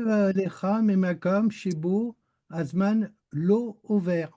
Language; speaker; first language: Hebrew; non-native, learner; French